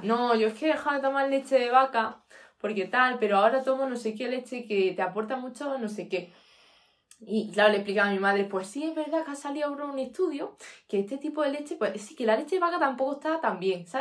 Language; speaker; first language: Spanish; native; Spanish